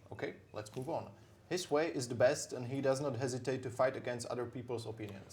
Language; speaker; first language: English; non-native, fluent; Czech